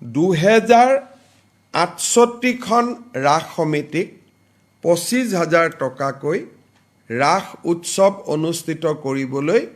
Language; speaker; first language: Assamese; native; Assamese